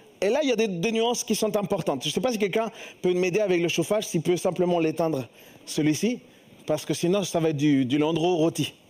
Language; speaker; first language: French; early bilingual, other home language; Spanish